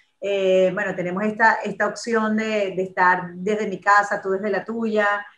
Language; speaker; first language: Spanish; native; Spanish